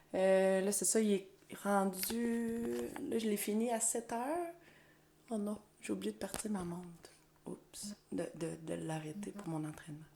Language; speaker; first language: French; native; French